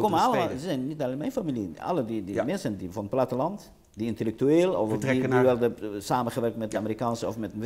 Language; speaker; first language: Dutch; non-native, learner; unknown